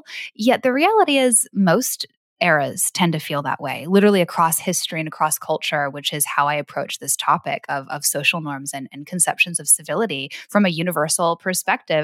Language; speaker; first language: English; native; English